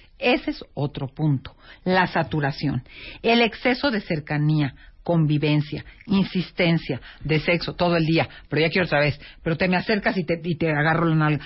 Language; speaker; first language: Spanish; native; Spanish